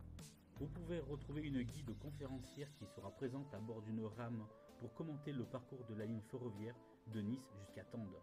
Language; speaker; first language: French; native; French